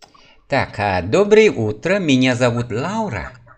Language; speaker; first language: Russian; non-native, fluent; Vietnamese